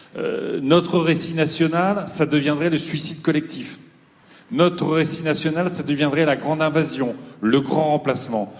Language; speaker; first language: French; native; French